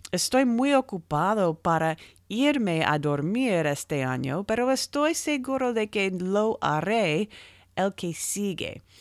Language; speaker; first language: Spanish; non-native, learner; English